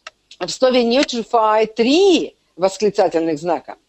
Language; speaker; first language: Russian; native; Russian